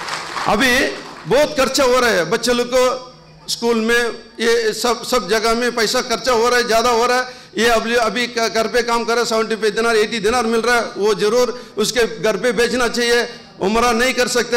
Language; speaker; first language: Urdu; non-native, local second language; Telugu